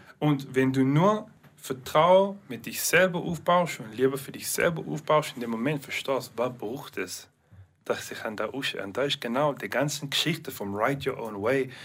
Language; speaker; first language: German; non-native, learner; English